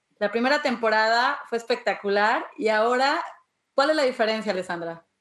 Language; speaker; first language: Spanish; native; Spanish